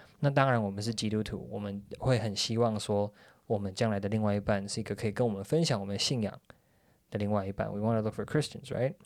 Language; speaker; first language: Chinese; early bilingual, heritage; Chinese